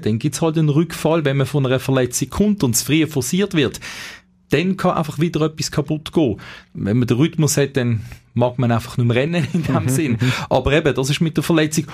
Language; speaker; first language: German; native; German